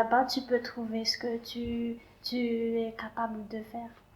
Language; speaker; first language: French; non-native, local second language; Malagasy